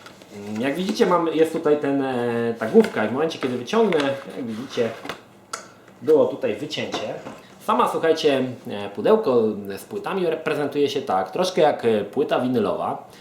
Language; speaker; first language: Polish; native; Polish